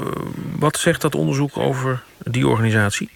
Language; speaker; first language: Dutch; native; Dutch